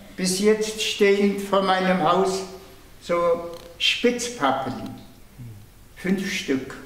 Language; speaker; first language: German; non-native, fluent; Tuvinian